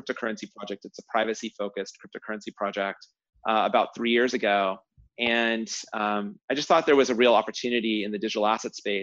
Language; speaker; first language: English; native; English